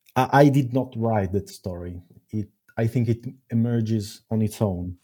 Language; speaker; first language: English; non-native, fluent; Italian